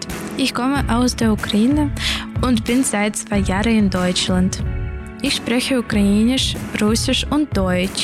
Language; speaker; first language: German; early bilingual, other home language; Ukrainian